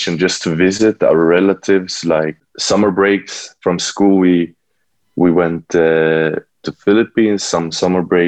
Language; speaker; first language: English; non-native, fluent; Swedish